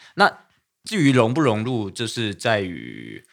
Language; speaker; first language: Chinese; non-native, fluent; Cantonese